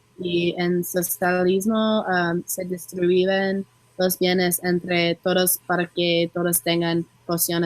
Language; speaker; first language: Spanish; non-native, learner; English